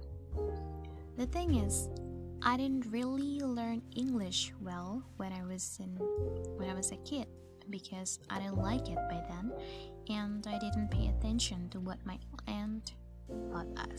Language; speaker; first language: English; non-native, fluent; Indonesian